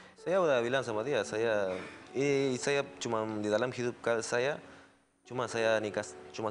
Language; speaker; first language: Indonesian; non-native, learner; Spanish